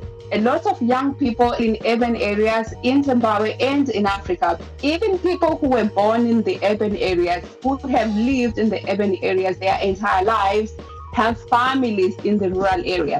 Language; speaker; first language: English; non-native, local second language; Shona